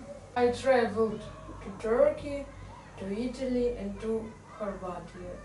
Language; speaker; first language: English; non-native, learner; Russian